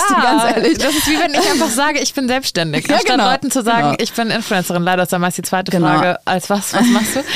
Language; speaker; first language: German; native; German